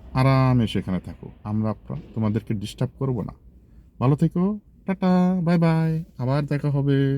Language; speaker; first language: Bangla; native; Bangla